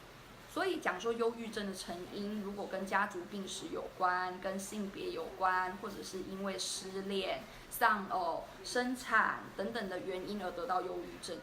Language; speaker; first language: Chinese; native; Chinese